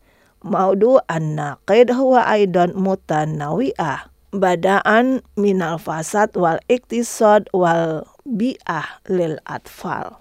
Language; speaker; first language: Arabic; non-native, fluent; Indonesian